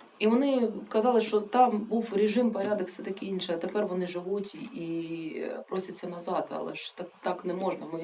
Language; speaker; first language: Ukrainian; non-native, local second language; Russian